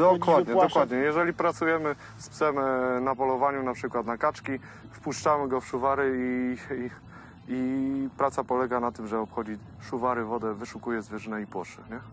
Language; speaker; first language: Polish; native; Polish